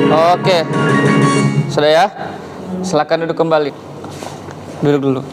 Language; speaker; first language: Indonesian; native; Indonesian